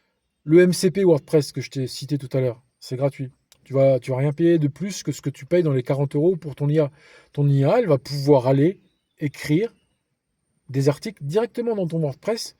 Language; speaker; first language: French; native; French